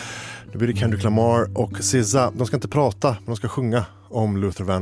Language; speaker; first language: Swedish; native; Swedish